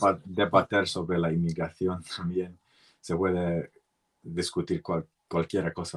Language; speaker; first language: Spanish; non-native, learner; English